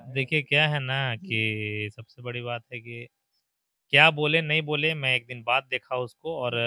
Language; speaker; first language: Hindi; native; Hindi